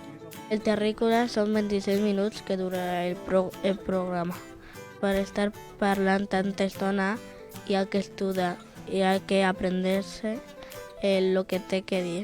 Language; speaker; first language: Catalan; non-native, local second language; Spanish